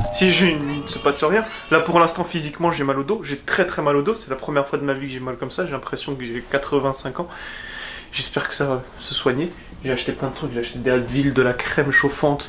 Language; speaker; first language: French; native; French